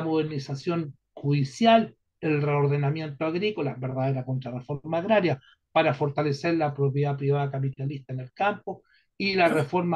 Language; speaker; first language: Spanish; native; Spanish